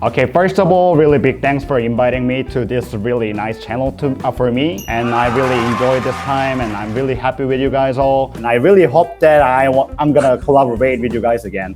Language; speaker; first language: English; non-native, learner; Korean